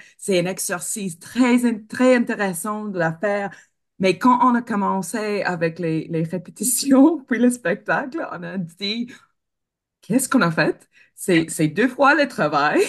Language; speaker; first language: French; non-native, fluent; English